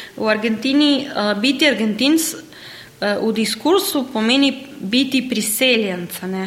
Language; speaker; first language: Slovenian; early bilingual, heritage; Slovenian